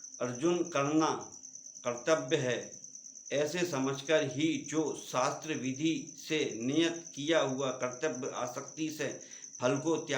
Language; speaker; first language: Hindi; native; Hindi